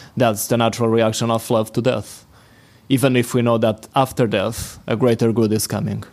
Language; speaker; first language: English; non-native, fluent; Portuguese